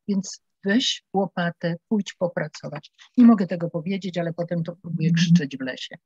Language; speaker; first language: Polish; native; Polish